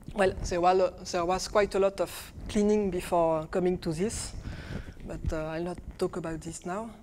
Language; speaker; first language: English; non-native, fluent; French